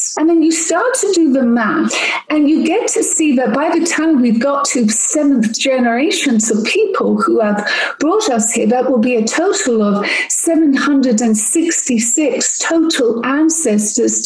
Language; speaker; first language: English; native; English